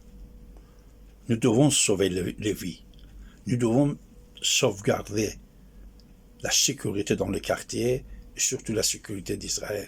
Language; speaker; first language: French; non-native, fluent; Persian